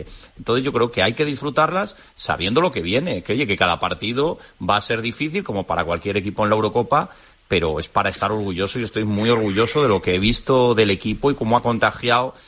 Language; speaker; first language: Spanish; native; Spanish